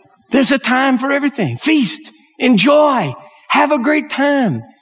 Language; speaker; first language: English; native; English